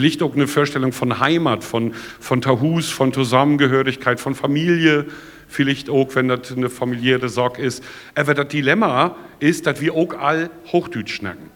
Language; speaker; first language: German; native; German